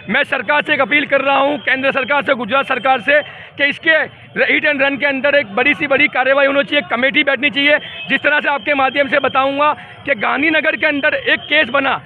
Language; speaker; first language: Hindi; non-native, local second language; Gujarati